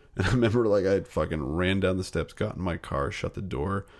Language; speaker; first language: English; native; English